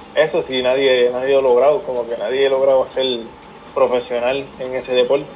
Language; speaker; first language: Spanish; native; Spanish